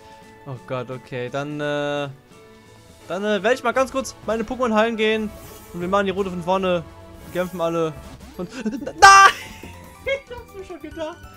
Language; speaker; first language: German; native; German